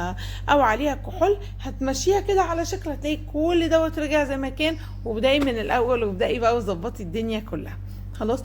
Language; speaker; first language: Arabic; native; Arabic